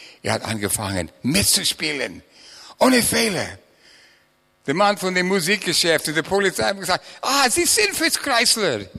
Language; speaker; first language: German; non-native, fluent; English